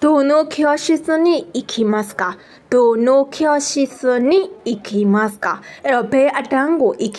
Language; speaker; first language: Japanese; non-native, fluent; Burmese